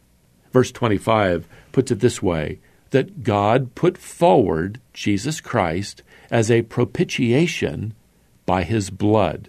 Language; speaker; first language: English; native; English